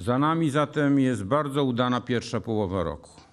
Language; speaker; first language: Polish; native; Polish